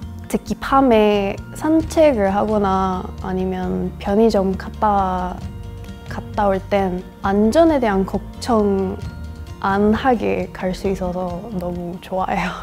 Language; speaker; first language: Korean; non-native, fluent; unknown